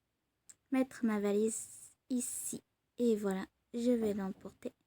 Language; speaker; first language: French; non-native, learner; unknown